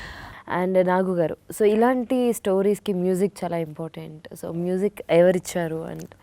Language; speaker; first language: Telugu; native; Telugu